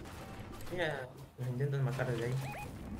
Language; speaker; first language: Spanish; native; Spanish